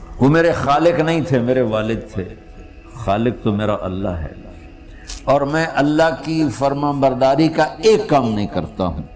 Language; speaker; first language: Urdu; non-native, local second language; Punjabi